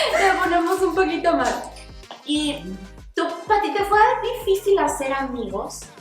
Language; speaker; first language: Spanish; native; Spanish